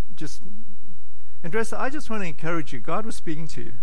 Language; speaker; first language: English; native; English